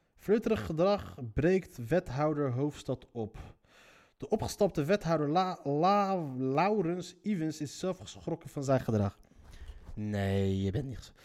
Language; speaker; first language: Dutch; early bilingual, other home language; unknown